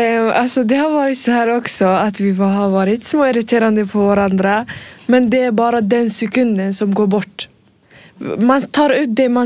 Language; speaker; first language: Swedish; early bilingual, other home language; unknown